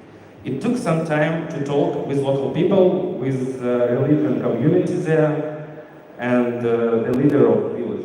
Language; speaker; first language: English; non-native, learner; Russian